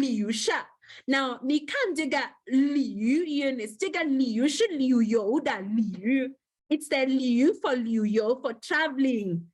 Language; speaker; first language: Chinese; non-native, fluent; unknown